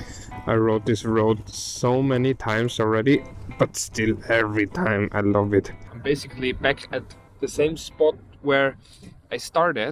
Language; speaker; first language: English; non-native, fluent; German